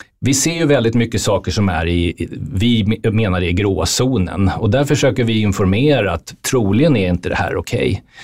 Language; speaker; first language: Swedish; native; Swedish